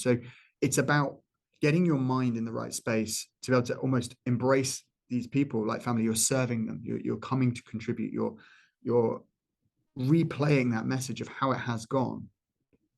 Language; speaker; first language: English; native; English